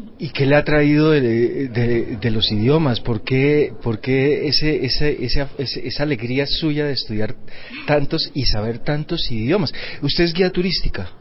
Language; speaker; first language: Spanish; native; Spanish